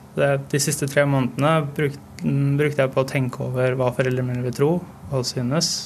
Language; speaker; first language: Norwegian; native; Norwegian